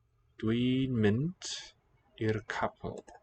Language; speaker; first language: Welsh; non-native, learner; English